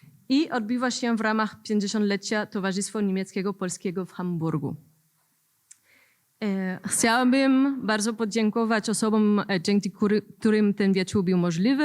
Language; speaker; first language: Polish; non-native, learner; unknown